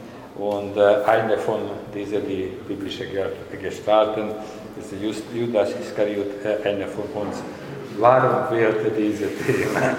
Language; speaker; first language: German; non-native, learner; Hungarian